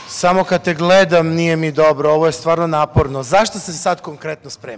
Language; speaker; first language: Bosnian; native; Bosnian